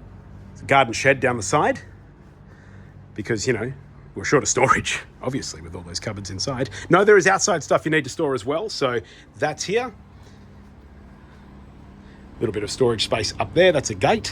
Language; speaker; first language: English; native; English